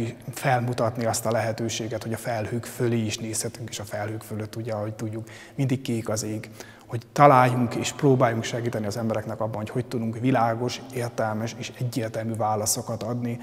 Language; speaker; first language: Hungarian; native; Hungarian